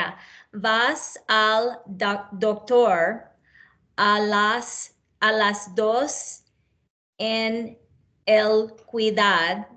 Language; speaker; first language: Spanish; non-native, learner; English